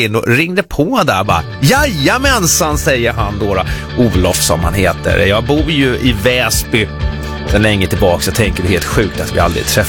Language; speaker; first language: Swedish; native; Swedish